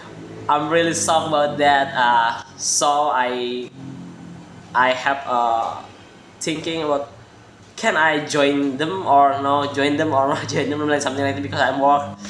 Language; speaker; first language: English; non-native, learner; Indonesian